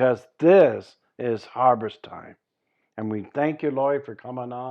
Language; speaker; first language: English; native; English